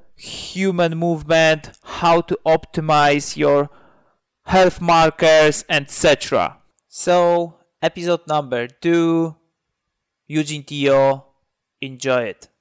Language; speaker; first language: English; non-native, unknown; Polish